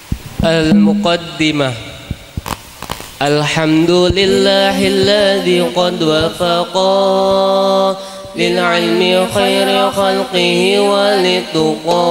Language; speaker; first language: Arabic; non-native, learner; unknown